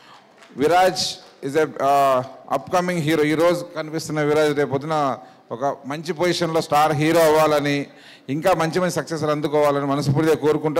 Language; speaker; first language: Telugu; native; Telugu